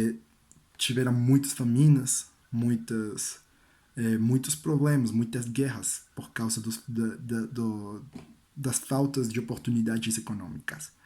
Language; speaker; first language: Portuguese; non-native, learner; Spanish